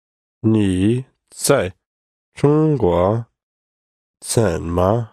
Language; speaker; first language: Chinese; non-native, learner; English